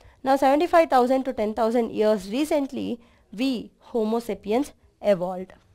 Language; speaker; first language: English; non-native, local second language; Kannada